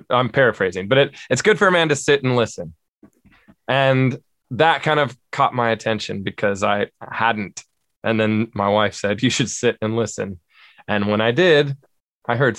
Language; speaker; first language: English; native; English